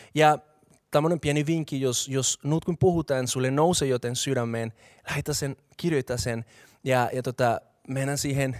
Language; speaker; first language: Finnish; non-native, fluent; Spanish